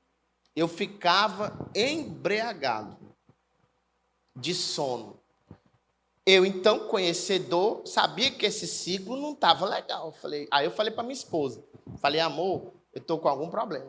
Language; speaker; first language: Portuguese; native; Portuguese